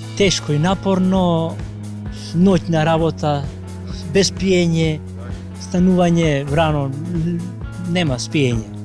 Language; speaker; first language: Macedonian; native; Macedonian